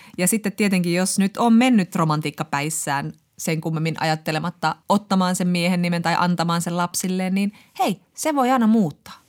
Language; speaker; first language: Finnish; native; Finnish